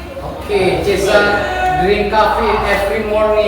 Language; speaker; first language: English; non-native, learner; Indonesian